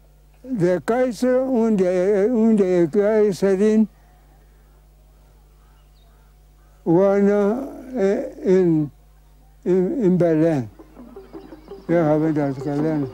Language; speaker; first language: German; non-native, learner; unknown